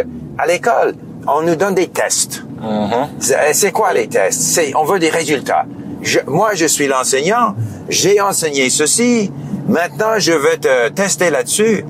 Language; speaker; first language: French; non-native, fluent; English